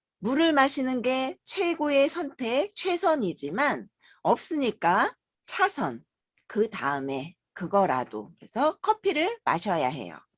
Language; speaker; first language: Korean; native; Korean